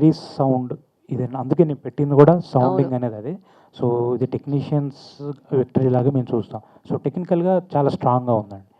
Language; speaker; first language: Telugu; native; Telugu